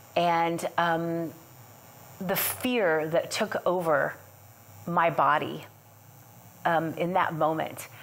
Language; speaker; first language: English; native; English